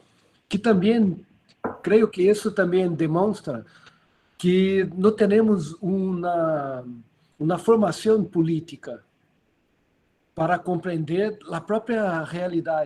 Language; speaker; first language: Spanish; non-native, learner; Portuguese